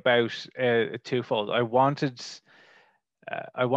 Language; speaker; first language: English; native; English